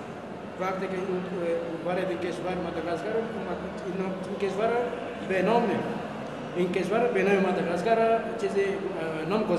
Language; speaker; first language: Persian; non-native, learner; Malagasy